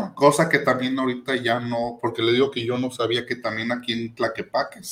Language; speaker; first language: Spanish; native; Spanish